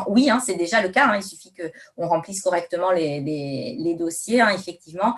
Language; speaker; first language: French; native; French